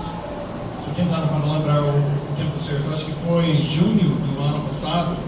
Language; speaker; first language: Portuguese; non-native, fluent; English